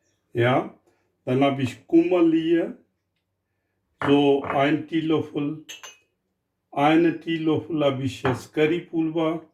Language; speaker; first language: German; non-native, learner; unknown